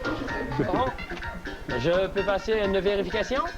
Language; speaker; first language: French; native; French